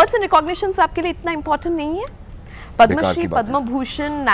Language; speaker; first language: Hindi; non-native, local second language; Odia